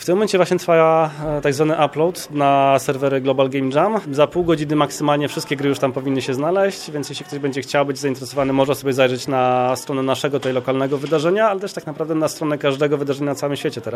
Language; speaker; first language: Polish; native; Polish